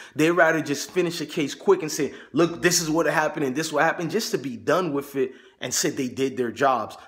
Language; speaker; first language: English; native; English